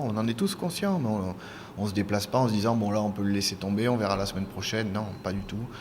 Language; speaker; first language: French; native; French